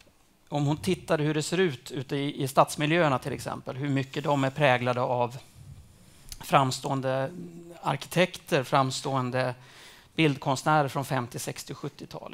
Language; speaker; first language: Swedish; native; Swedish